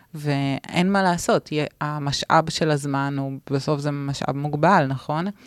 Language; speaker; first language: Hebrew; native; Hebrew